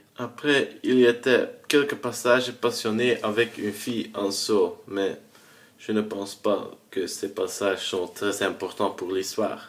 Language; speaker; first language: French; non-native, learner; Dutch